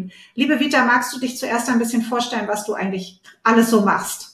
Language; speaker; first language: German; native; German